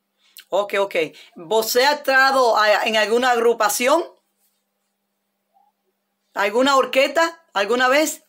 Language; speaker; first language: Spanish; native; Spanish